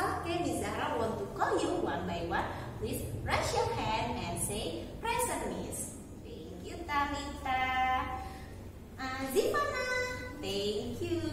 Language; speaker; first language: English; non-native, learner; Indonesian